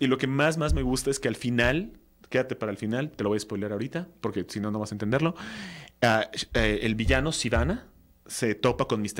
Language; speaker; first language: Spanish; native; Spanish